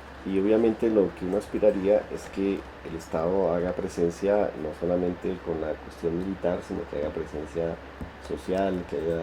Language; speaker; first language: Spanish; native; Spanish